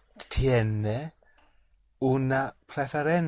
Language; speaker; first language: Spanish; non-native, learner; English